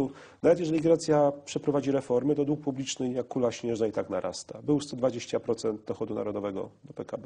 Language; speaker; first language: Polish; native; Polish